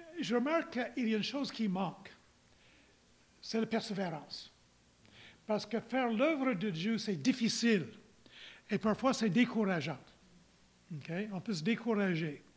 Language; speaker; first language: French; non-native, local second language; English